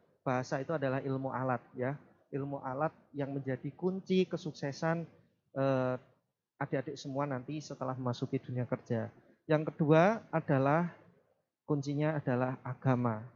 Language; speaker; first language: Indonesian; native; Indonesian